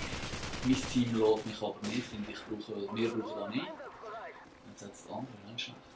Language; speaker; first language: German; native; German